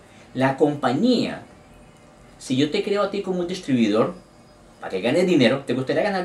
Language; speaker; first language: Spanish; native; Spanish